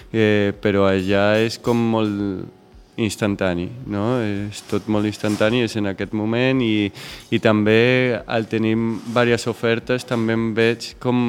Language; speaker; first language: Catalan; non-native, local second language; Spanish